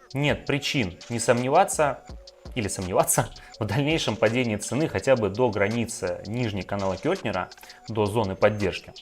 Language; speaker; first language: Russian; native; Russian